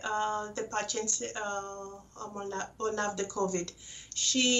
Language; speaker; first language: Romanian; non-native, local second language; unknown